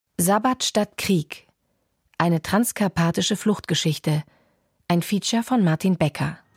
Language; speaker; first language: German; native; German